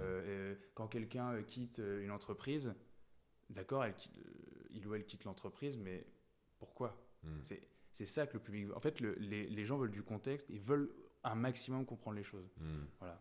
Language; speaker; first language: French; native; French